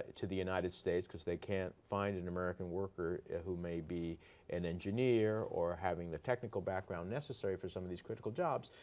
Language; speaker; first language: English; early bilingual, other home language; Spanish